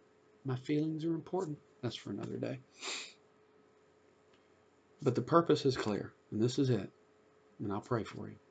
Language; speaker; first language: English; native; English